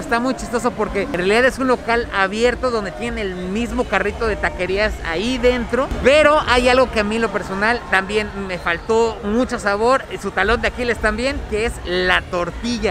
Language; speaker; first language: Spanish; native; Spanish